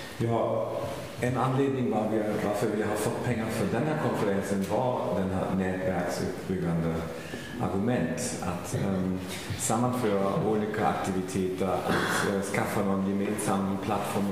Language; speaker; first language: Swedish; non-native, fluent; German